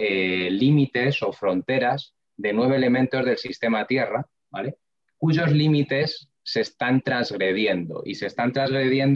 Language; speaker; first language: Spanish; native; Spanish